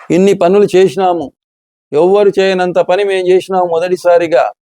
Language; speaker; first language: Telugu; non-native, local second language; Lambadi